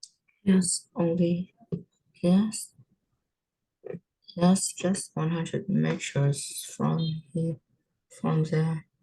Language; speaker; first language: English; non-native, learner; Vietnamese